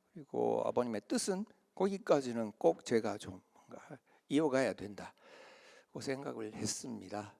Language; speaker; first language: Korean; early bilingual, heritage; Korean